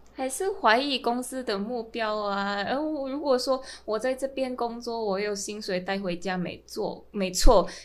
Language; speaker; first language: Chinese; non-native, fluent; Min Nan Chinese